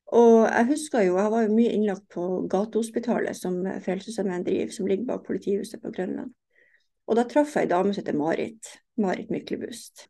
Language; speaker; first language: Norwegian; native; Norwegian